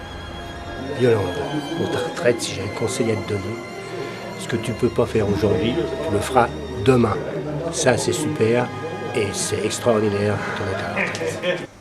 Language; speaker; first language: French; native; French